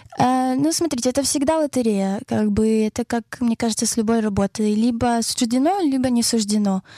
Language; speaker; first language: Russian; native; Russian